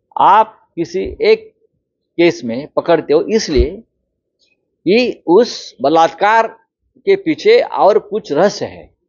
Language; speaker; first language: Hindi; non-native, local second language; Marathi